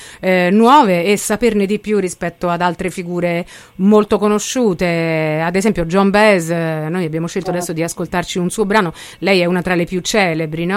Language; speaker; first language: Italian; native; Italian